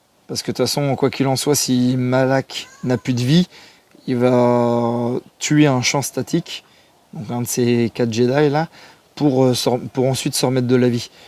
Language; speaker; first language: French; native; French